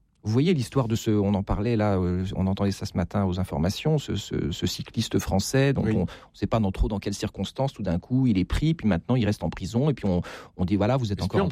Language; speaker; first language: French; native; French